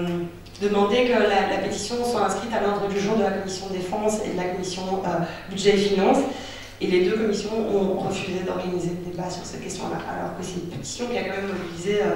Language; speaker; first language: French; native; French